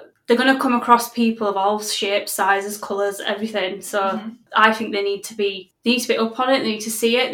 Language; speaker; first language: English; native; English